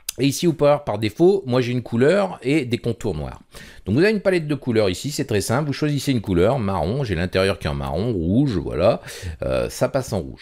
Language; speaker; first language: French; native; French